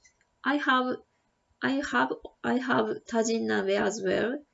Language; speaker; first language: English; non-native, learner; Japanese